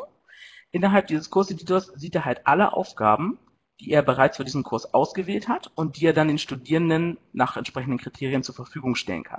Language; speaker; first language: German; native; German